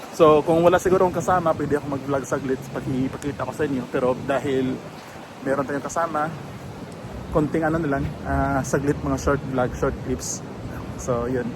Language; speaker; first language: Filipino; non-native, local second language; Cebuano